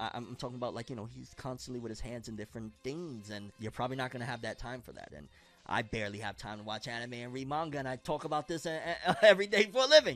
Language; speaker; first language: English; native; English